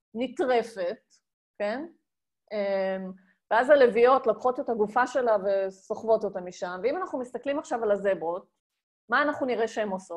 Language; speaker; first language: Hebrew; native; Hebrew